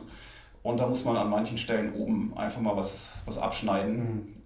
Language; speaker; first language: German; native; German